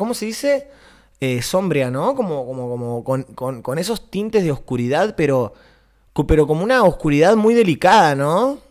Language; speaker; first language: Spanish; native; Spanish